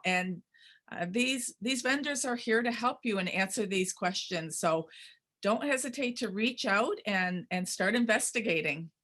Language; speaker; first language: English; native; English